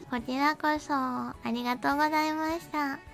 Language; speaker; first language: Japanese; native; Japanese